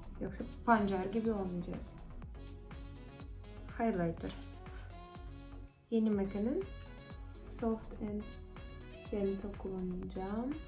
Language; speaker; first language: Turkish; non-native, fluent; Russian